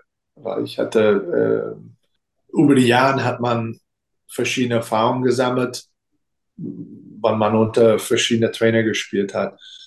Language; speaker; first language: German; non-native, fluent; English